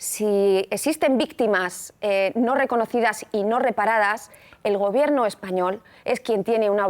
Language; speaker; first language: Spanish; native; Spanish